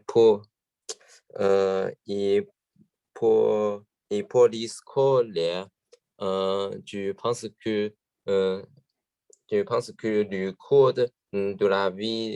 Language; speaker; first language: French; non-native, learner; Chinese